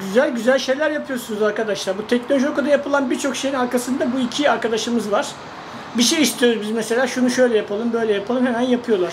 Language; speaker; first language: Turkish; native; Turkish